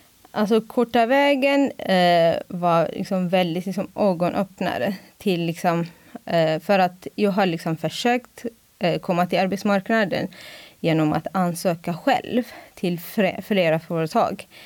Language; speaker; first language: Swedish; non-native, fluent; Amharic